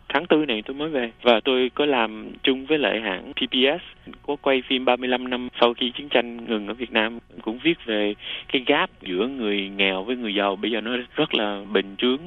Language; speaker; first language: Vietnamese; native; Vietnamese